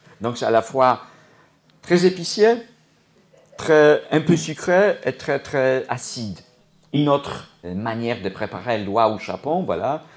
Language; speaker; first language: French; non-native, fluent; Polish